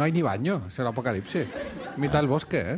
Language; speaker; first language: Spanish; native; Spanish